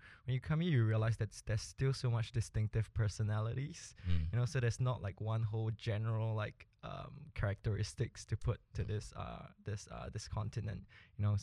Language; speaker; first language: English; early bilingual, other home language; Spanish